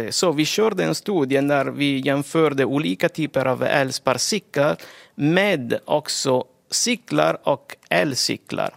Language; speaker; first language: Swedish; non-native, fluent; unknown